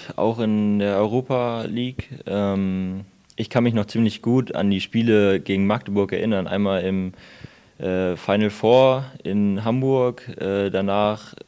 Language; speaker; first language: German; native; German